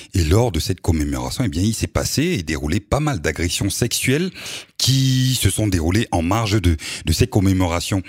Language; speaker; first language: French; native; French